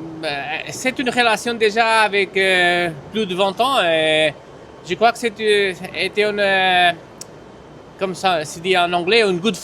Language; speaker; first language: French; non-native, fluent; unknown